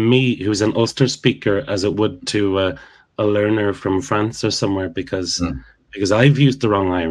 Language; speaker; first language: English; native; English